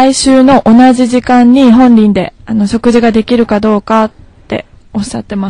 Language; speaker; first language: Japanese; native; Japanese